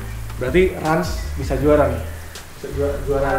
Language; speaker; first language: Indonesian; native; Indonesian